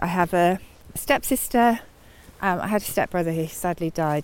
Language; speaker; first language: English; native; English